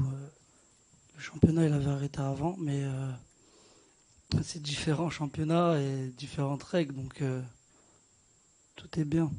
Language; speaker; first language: French; native; French